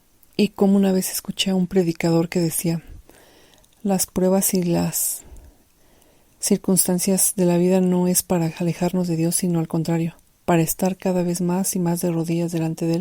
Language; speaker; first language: Spanish; native; Spanish